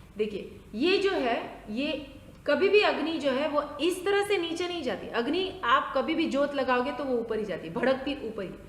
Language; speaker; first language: Hindi; non-native, local second language; Marathi